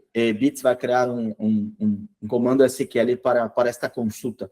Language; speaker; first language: Spanish; non-native, fluent; Portuguese